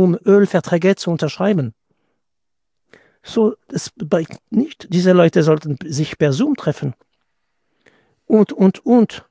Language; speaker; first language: German; non-native, fluent; French